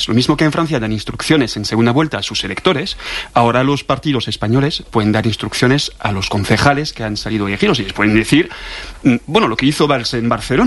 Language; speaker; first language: Spanish; non-native, fluent; French